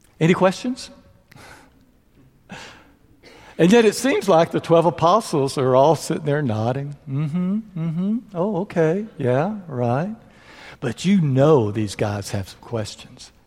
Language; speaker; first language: English; native; English